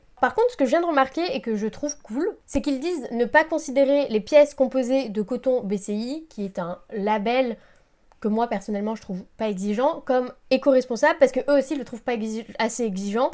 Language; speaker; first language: French; native; French